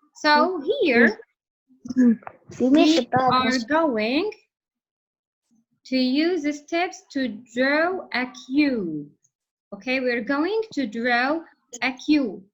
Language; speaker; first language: English; non-native, fluent; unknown